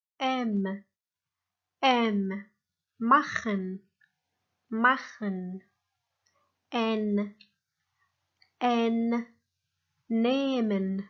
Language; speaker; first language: German; non-native, fluent; Arabic